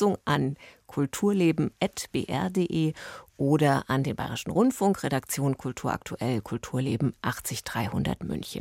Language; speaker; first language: German; native; German